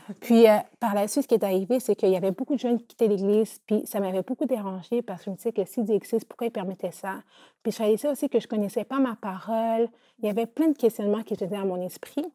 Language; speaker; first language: French; native; French